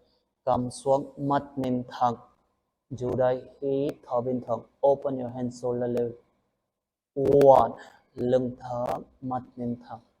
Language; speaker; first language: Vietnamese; non-native, learner; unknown